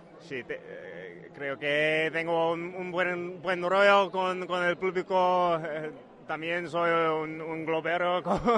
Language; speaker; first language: Spanish; non-native, learner; English